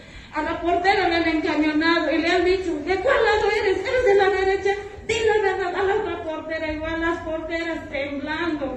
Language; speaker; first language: Spanish; native; Spanish